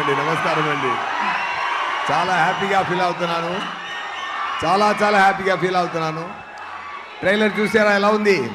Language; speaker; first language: Telugu; non-native, learner; Tamil